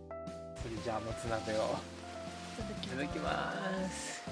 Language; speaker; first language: Japanese; native; Japanese